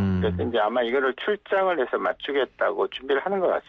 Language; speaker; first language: Korean; native; Korean